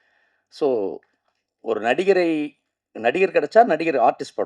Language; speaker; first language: Tamil; native; Tamil